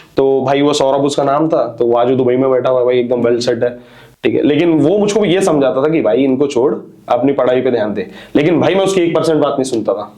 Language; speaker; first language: Hindi; non-native, local second language; Marathi